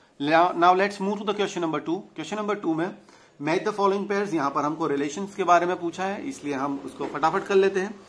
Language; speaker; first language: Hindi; non-native, local second language; Gujarati